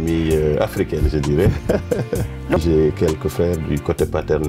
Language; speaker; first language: French; non-native, local second language; Wolof